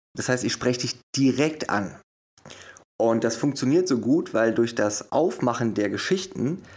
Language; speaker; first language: German; native; German